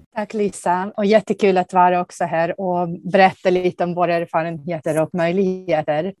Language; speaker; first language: Swedish; non-native, fluent; Ukrainian